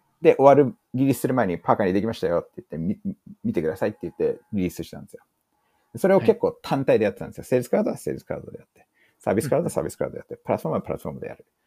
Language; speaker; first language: Japanese; early bilingual, heritage; English